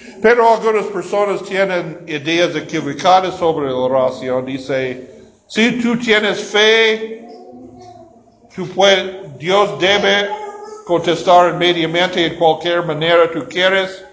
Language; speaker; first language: Spanish; non-native, learner; English